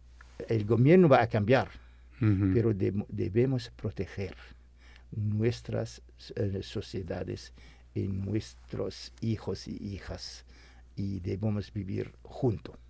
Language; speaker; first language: Spanish; non-native, fluent; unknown